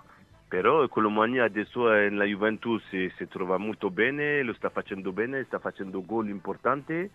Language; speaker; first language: Italian; non-native, fluent; French